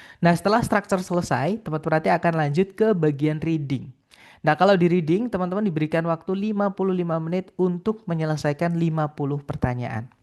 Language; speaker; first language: Indonesian; non-native, local second language; Javanese